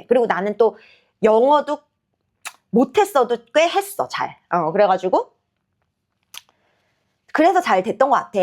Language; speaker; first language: Korean; native; Korean